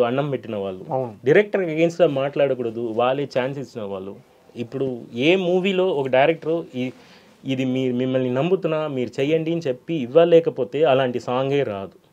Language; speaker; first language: Telugu; non-native, local second language; Tamil